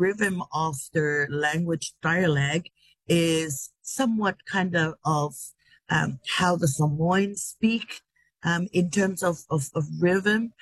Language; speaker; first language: English; non-native, fluent; Tongan